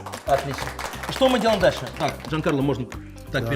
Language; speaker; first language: Russian; native; Russian